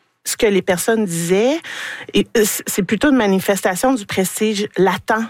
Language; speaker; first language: French; native; French